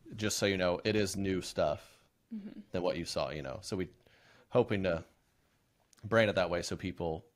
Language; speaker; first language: English; native; English